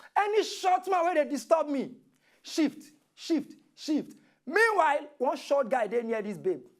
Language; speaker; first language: Nigerian Pidgin; native; Nigerian Pidgin